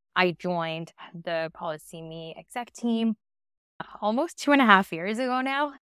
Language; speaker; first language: English; early bilingual, other home language; Spanish